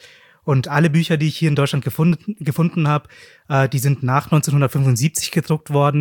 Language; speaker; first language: German; native; German